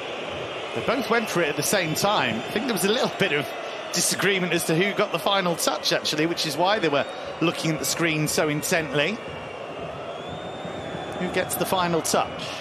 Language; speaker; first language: English; native; English